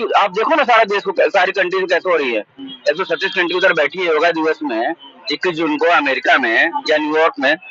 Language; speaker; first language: Hindi; native; Hindi